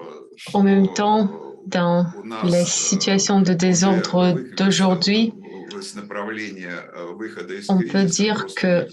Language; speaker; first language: French; non-native, fluent; Russian